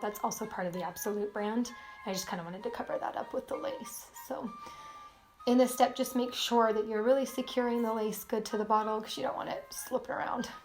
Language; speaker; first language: English; native; English